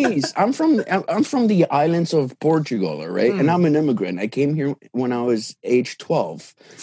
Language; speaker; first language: English; early bilingual, other home language; Portuguese